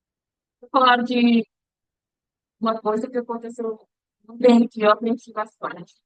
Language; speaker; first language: Portuguese; non-native, learner; Spanish